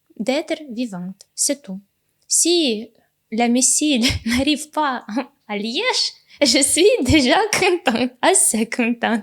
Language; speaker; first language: French; non-native, learner; Ukrainian